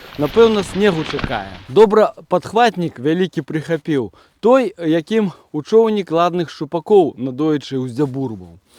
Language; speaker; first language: Belarusian; native; Belarusian